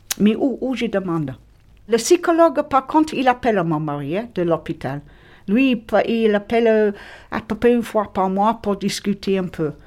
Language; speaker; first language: French; non-native, fluent; English